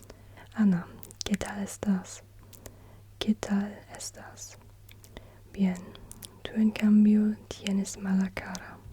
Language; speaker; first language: Spanish; non-native, learner; German